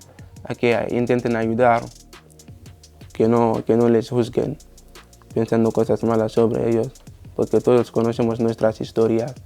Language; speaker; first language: Spanish; non-native, fluent; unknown